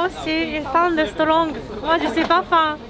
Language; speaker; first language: French; non-native, learner; Japanese